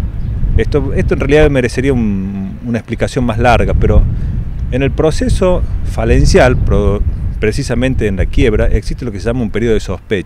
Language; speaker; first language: Spanish; native; Spanish